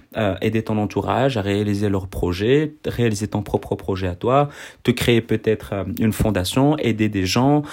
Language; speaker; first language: French; native; French